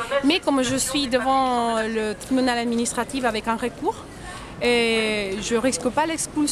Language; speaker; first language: French; non-native, fluent; Spanish